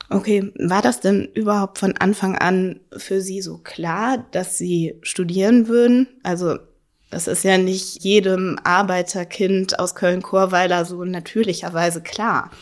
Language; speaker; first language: German; native; German